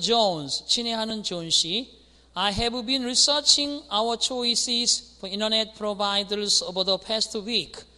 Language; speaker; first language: English; non-native, fluent; Korean